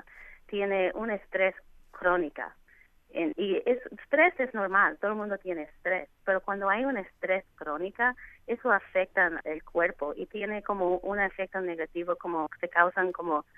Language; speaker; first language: Spanish; non-native, fluent; English